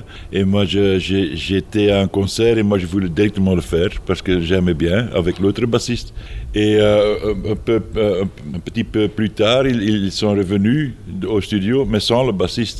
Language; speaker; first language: French; non-native, fluent; Dutch